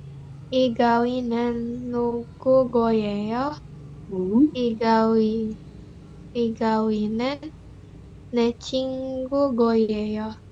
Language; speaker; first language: Korean; non-native, learner; Indonesian